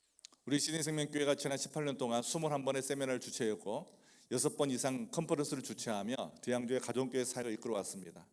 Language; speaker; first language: Korean; native; Korean